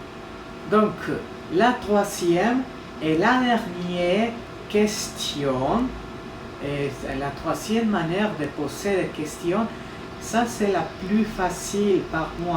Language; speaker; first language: French; non-native, fluent; Spanish